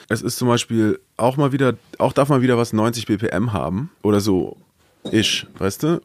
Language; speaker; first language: German; native; German